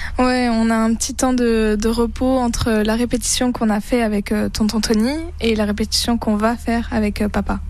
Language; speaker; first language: French; native; French